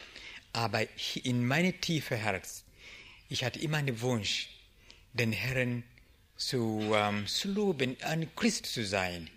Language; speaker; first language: German; non-native, learner; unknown